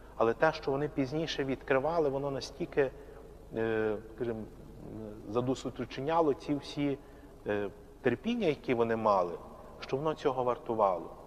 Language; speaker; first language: Ukrainian; native; Ukrainian